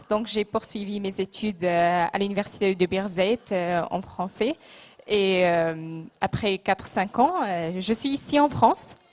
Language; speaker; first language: French; non-native, local second language; Arabic